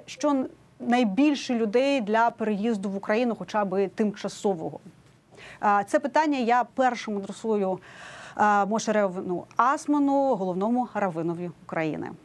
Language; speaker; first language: Ukrainian; native; Ukrainian